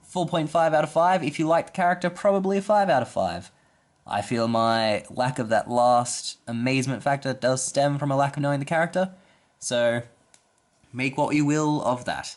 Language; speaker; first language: English; native; English